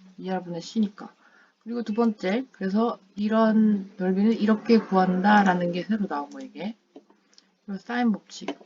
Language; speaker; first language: Korean; non-native, fluent; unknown